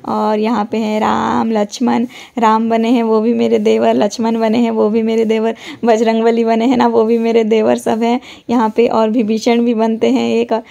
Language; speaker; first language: Hindi; non-native, local second language; Odia